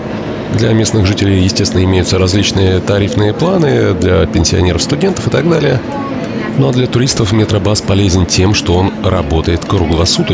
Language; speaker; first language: Russian; native; Russian